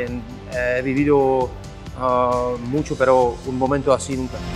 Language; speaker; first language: Spanish; non-native, fluent; Czech